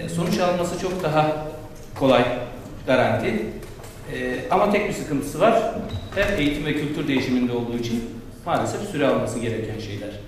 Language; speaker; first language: Turkish; native; Turkish